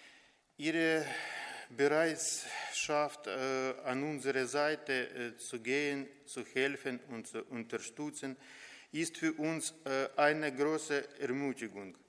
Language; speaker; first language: German; non-native, learner; Ukrainian